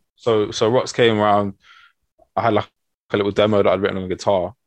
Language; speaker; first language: English; native; English